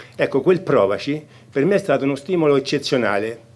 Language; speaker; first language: Italian; native; Italian